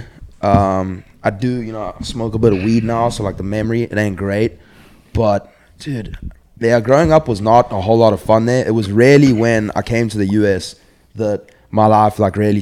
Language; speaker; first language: English; native; English